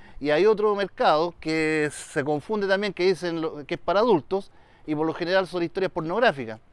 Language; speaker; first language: Spanish; native; Spanish